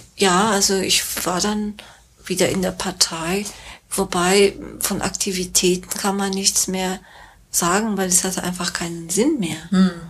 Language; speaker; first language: German; non-native, fluent; Persian